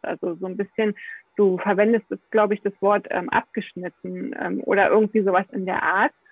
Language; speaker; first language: German; native; German